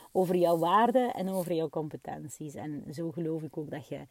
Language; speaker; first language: Dutch; early bilingual, other home language; Russian